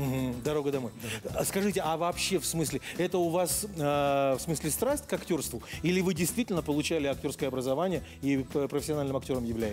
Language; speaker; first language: Russian; native; Russian